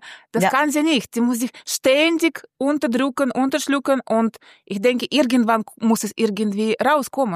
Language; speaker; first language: German; non-native, fluent; Russian